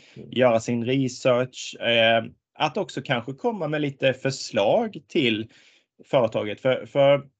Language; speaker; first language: Swedish; native; Swedish